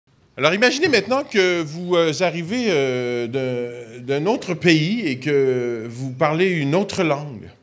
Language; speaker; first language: French; native; French